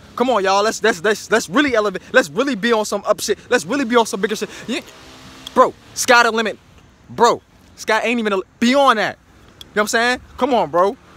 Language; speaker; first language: English; native; English